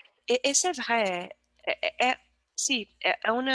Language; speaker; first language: French; non-native, learner; Portuguese